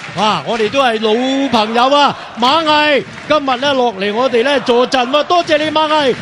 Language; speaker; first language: Cantonese; native; Cantonese